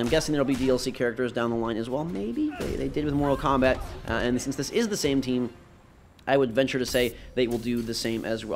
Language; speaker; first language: English; native; English